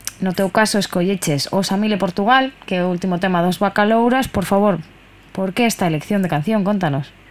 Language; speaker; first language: Galician; non-native, local second language; Spanish